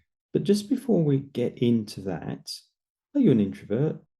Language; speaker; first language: English; native; English